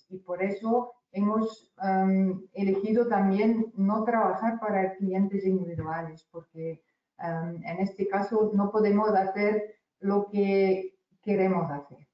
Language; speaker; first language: Spanish; non-native, fluent; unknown